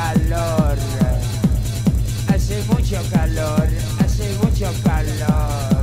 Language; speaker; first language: Spanish; non-native, learner; Italian